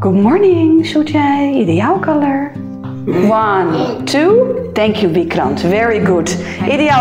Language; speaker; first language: Kannada; non-native, learner; Dutch